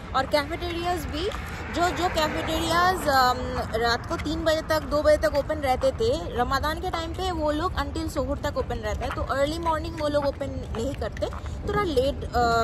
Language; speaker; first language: Hindi; native; Hindi